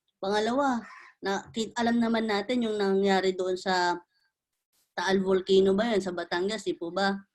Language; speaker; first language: Filipino; native; Filipino